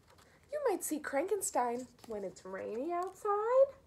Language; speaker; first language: English; native; English